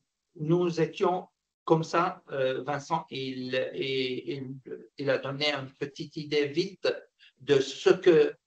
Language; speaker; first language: French; non-native, fluent; Arabic